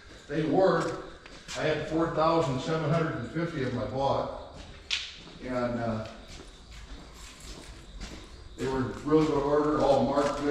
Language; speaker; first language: English; native; English